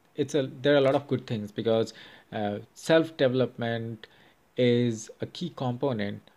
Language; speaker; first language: English; non-native, local second language; Hindi